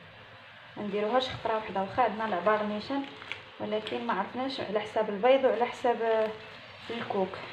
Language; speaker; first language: Arabic; native; Arabic